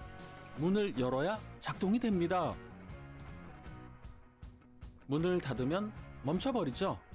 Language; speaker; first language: Korean; native; Korean